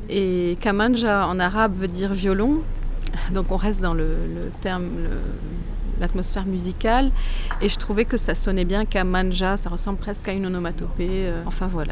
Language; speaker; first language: French; non-native, local second language; Arabic